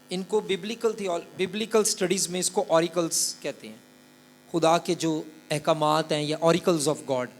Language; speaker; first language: Urdu; non-native, local second language; Punjabi